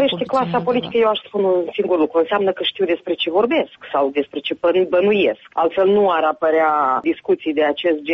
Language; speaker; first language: Romanian; native; Romanian